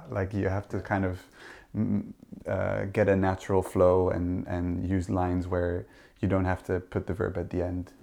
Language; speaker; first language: English; non-native, fluent; Dutch